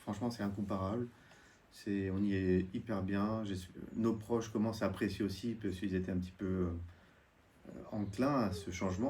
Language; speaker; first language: French; native; French